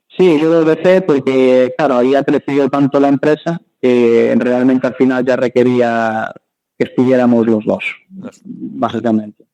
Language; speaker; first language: Spanish; native; Spanish